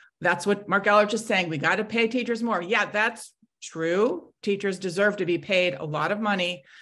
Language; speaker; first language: English; native; English